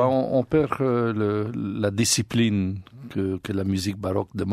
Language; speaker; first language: French; non-native, learner; English